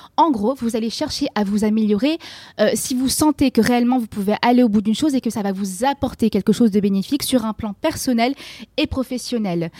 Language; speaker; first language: French; native; French